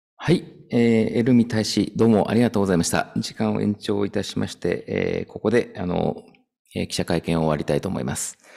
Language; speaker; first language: Japanese; native; Japanese